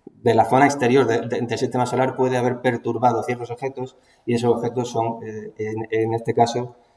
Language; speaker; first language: Spanish; native; Spanish